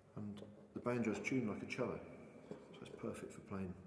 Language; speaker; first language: English; native; English